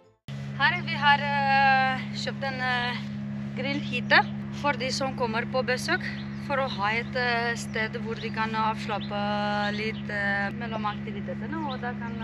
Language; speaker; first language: Norwegian; non-native, fluent; Romanian